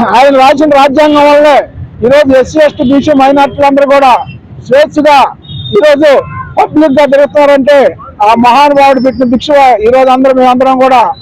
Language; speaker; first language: Telugu; native; Telugu